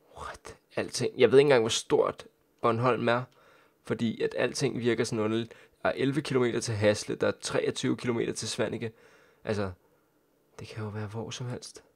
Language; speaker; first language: Danish; native; Danish